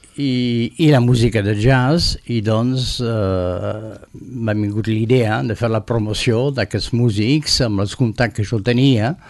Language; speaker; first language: Catalan; non-native, learner; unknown